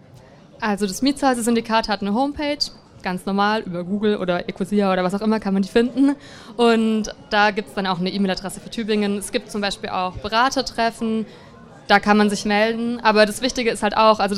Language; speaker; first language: German; native; German